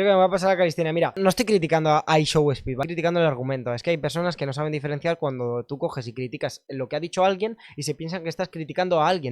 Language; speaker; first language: Spanish; native; Spanish